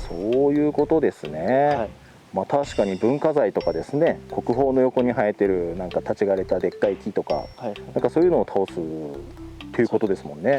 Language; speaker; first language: Japanese; native; Japanese